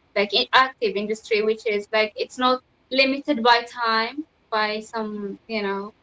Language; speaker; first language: English; non-native, fluent; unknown